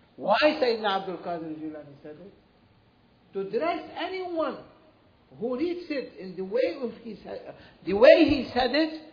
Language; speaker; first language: English; non-native, fluent; Arabic